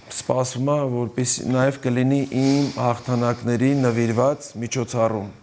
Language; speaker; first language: Armenian; early bilingual, heritage; Armenian